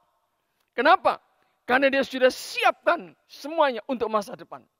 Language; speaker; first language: Indonesian; native; Indonesian